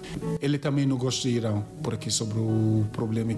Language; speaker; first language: Portuguese; non-native, learner; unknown